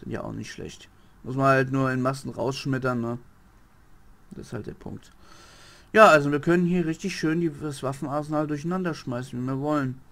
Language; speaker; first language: German; native; German